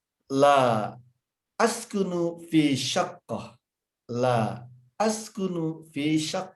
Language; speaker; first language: Arabic; non-native, fluent; Indonesian